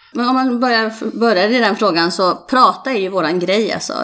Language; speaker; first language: Swedish; native; Swedish